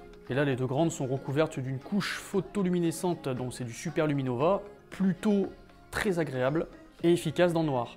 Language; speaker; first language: French; native; French